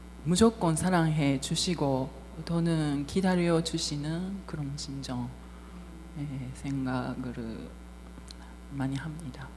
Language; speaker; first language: Korean; non-native, fluent; Japanese